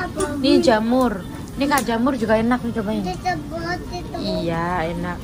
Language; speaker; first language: Indonesian; non-native, local second language; Javanese